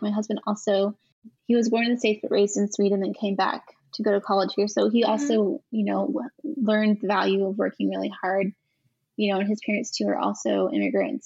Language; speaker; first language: English; native; English